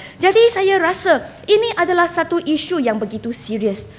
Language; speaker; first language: Malay; non-native, local second language; Chinese